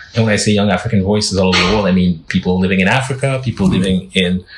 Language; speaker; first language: English; non-native, fluent; French